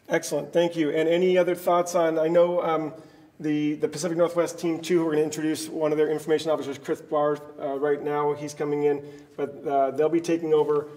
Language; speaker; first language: English; native; English